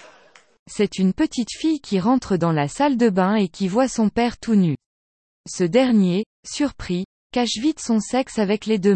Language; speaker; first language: French; native; French